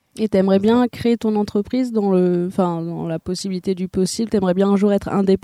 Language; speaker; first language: French; native; French